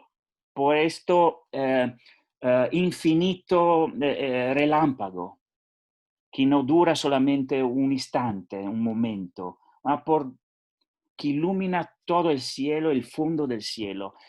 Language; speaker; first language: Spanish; non-native, learner; Italian